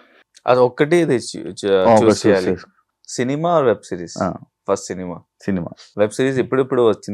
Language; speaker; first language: Telugu; non-native, local second language; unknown